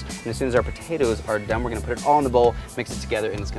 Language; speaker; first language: English; native; English